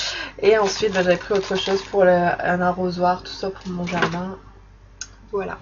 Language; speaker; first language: French; native; French